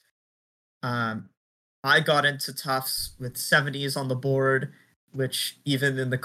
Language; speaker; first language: English; native; English